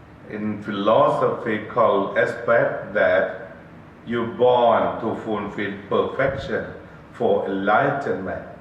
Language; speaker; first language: English; non-native, learner; Thai